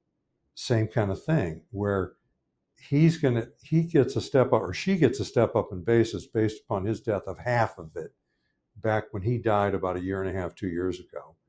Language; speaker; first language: English; native; English